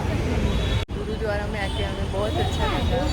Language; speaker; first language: Hindi; non-native, local second language; Gujarati